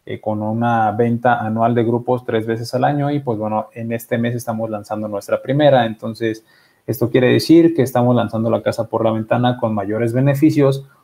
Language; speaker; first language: Spanish; native; Spanish